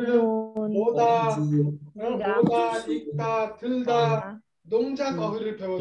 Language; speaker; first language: Korean; non-native, fluent; Bangla